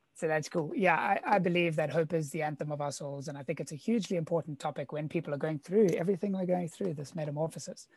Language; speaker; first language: English; native; English